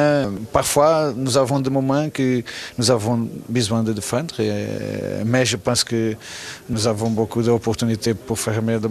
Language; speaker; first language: French; non-native, fluent; Portuguese